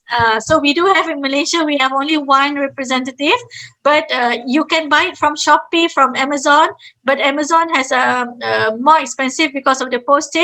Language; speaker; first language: English; non-native, fluent; Malay